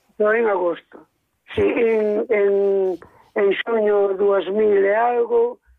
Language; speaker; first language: Galician; native; Galician